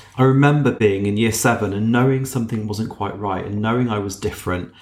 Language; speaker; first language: English; native; English